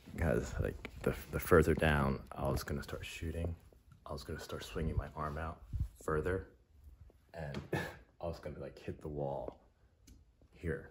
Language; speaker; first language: English; native; English